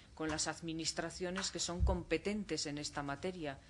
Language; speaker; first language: Spanish; native; Spanish